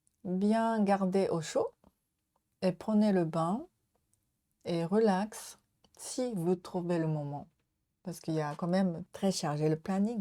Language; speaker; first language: French; non-native, learner; Japanese